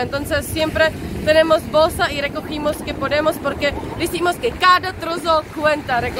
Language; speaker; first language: Spanish; non-native, learner; Czech